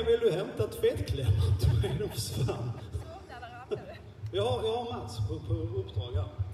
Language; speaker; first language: Swedish; native; Swedish